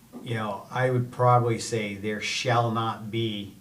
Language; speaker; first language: English; native; English